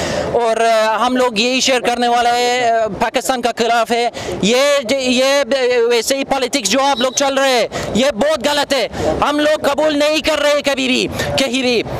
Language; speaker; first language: Hindi; non-native, fluent; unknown